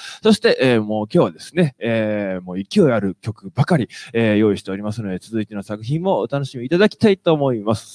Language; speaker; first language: Japanese; native; Japanese